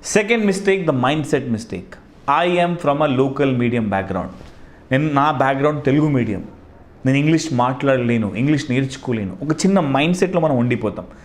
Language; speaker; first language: Telugu; non-native, local second language; Hindi